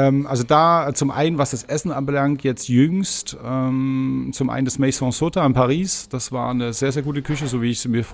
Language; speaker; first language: German; native; German